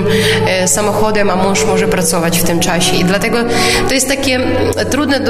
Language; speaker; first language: Polish; non-native, local second language; Ukrainian